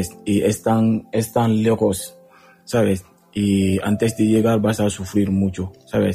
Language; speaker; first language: Spanish; non-native, learner; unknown